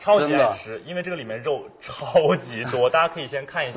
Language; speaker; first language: Chinese; native; Chinese